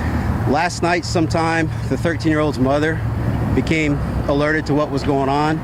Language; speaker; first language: English; native; English